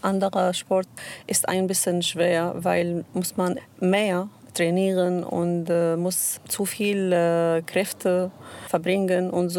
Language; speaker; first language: German; non-native, learner; Arabic